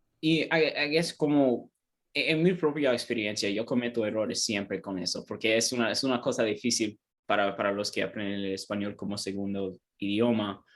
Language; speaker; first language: Spanish; non-native, learner; English